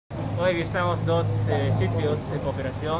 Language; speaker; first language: Spanish; non-native, fluent; Japanese